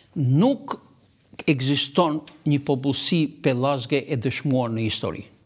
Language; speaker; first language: Albanian; native; Albanian